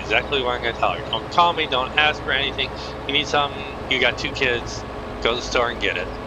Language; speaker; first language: English; native; English